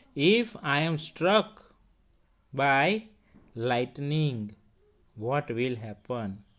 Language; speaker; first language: English; non-native, local second language; Hindi